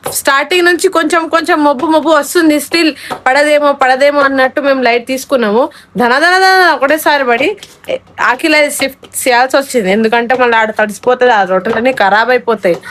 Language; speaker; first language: Telugu; non-native, local second language; Lambadi